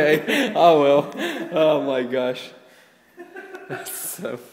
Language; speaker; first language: English; non-native, learner; Portuguese